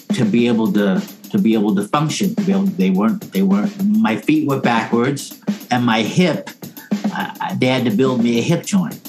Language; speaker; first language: English; native; English